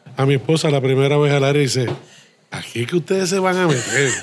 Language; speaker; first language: Spanish; native; Spanish